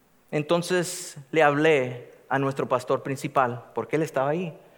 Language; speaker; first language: Spanish; native; Spanish